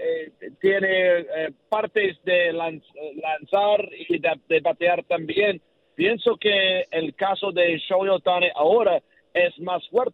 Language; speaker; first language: Spanish; non-native, learner; English